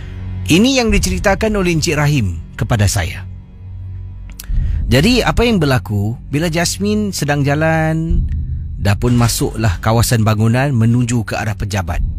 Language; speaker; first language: Malay; native; Malay